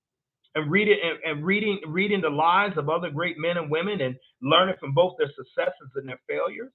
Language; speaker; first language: English; native; English